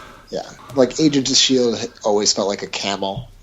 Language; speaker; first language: English; native; English